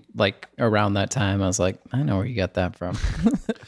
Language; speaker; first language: English; native; English